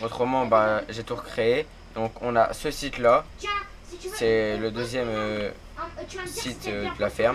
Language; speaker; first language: French; native; French